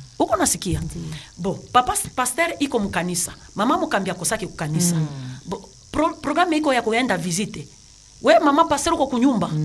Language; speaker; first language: Swahili; native; Swahili